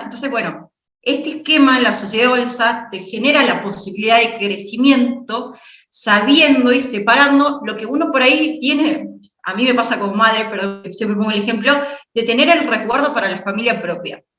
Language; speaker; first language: Spanish; native; Spanish